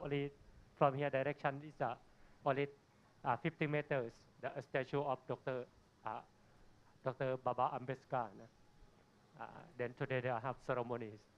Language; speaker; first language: English; non-native, learner; Thai